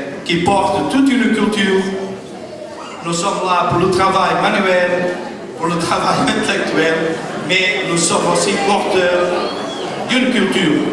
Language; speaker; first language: French; non-native, fluent; Portuguese